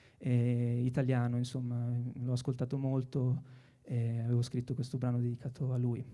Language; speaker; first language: Italian; native; Italian